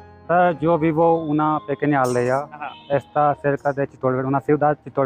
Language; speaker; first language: Spanish; non-native, learner; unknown